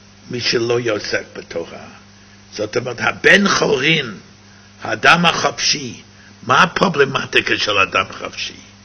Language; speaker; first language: Hebrew; non-native, fluent; English